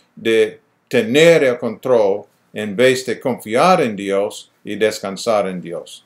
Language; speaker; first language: Spanish; non-native, fluent; English